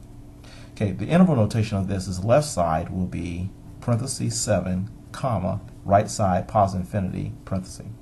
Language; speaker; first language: English; native; English